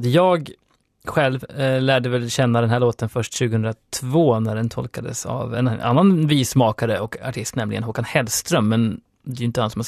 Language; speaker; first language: Swedish; native; Swedish